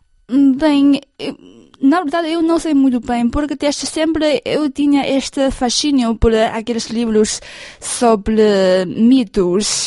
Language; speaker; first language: Portuguese; non-native, fluent; Chinese